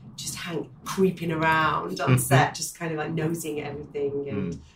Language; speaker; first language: English; native; English